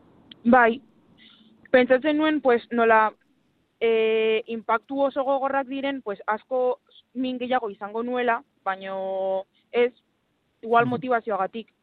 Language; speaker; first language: Basque; non-native, local second language; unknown